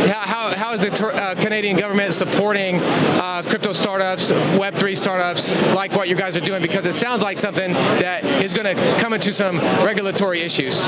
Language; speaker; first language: English; native; English